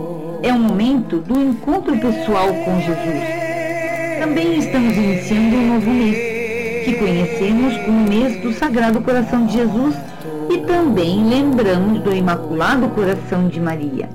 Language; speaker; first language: Portuguese; native; Portuguese